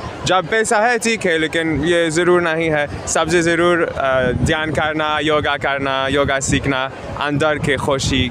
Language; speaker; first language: Hindi; non-native, learner; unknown